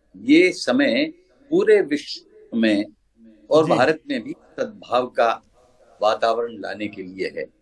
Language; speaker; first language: Hindi; native; Hindi